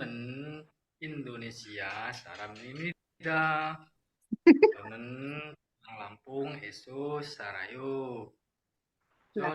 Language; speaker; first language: Korean; non-native, learner; Indonesian